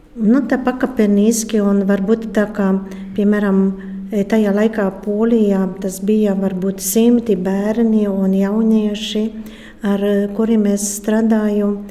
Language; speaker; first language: Latvian; non-native, fluent; Polish